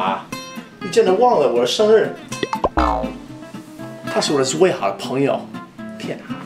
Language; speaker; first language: Chinese; non-native, learner; English